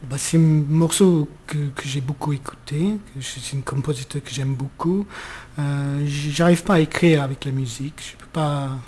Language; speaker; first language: French; non-native, fluent; English